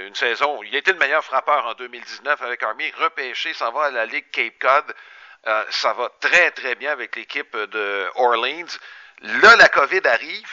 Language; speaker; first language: French; native; French